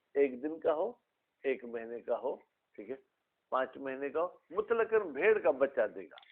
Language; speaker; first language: Urdu; non-native, local second language; Sindhi